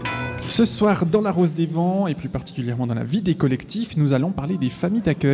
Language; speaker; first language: French; native; French